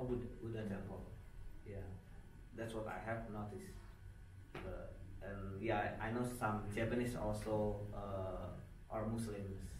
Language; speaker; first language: English; non-native, fluent; Indonesian